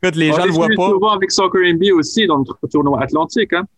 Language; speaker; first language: French; non-native, local second language; Arabic